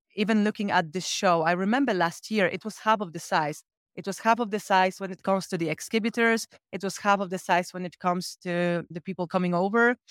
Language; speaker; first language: English; non-native, fluent; Polish